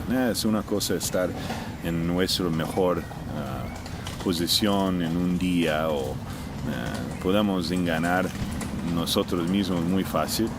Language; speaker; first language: Spanish; non-native, fluent; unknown